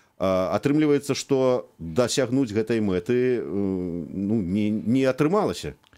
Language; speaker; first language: Belarusian; native; Belarusian